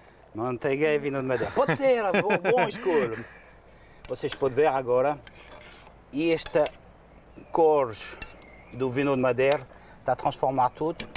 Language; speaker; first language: Portuguese; non-native, fluent; French